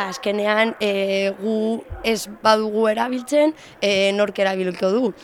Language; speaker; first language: Basque; non-native, learner; Catalan